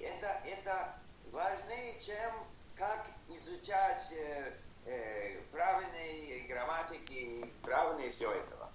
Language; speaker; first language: Russian; non-native, learner; English